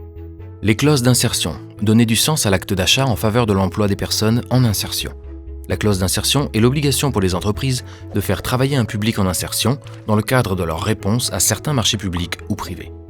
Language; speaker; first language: French; native; French